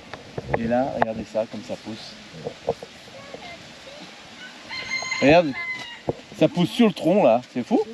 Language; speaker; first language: French; native; French